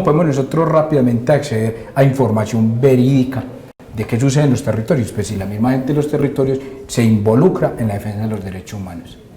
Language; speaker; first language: Spanish; native; Spanish